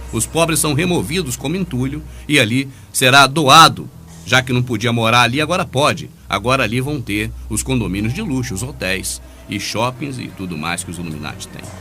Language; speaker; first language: Portuguese; native; Portuguese